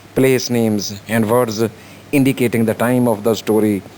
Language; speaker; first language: English; non-native, local second language; Urdu